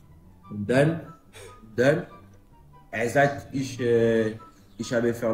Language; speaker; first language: German; non-native, learner; French